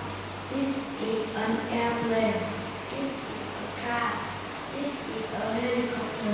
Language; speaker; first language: English; non-native, learner; Vietnamese